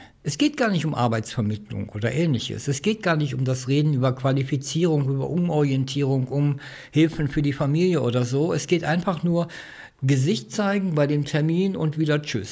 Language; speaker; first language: German; native; German